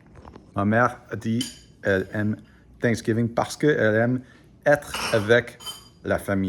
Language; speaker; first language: French; non-native, fluent; English